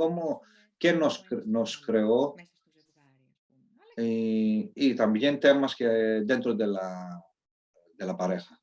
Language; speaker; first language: Spanish; non-native, fluent; Greek